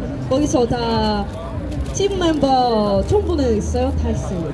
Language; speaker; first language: Korean; non-native, learner; Russian